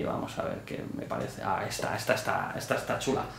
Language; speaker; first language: Spanish; native; Spanish